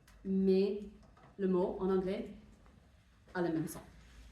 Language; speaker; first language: French; non-native, fluent; English